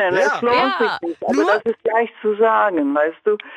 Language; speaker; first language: German; non-native, fluent; Croatian